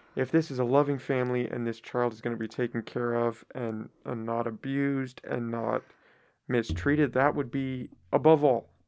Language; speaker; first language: English; early bilingual, other home language; Spanish